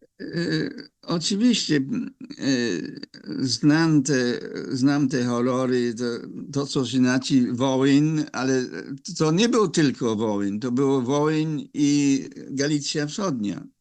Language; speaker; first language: Polish; non-native, fluent; English